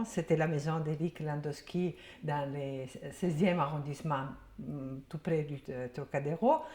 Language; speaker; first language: French; non-native, fluent; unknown